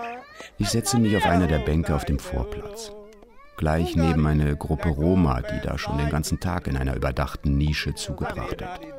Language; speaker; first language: German; native; German